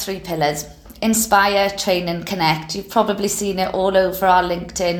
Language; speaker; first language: English; native; English